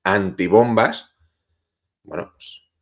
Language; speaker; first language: Spanish; native; Spanish